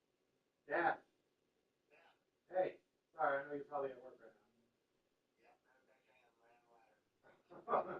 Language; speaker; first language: English; native; English